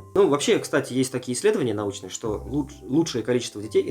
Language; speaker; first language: Russian; native; Russian